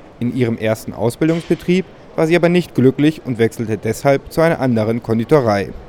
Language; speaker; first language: German; native; German